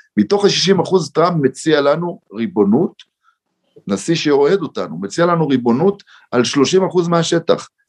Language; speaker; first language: Hebrew; native; Hebrew